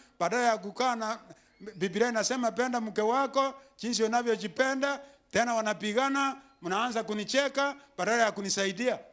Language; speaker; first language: Swahili; non-native, local second language; Gusii